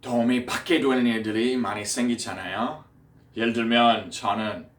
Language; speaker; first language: Korean; non-native, fluent; English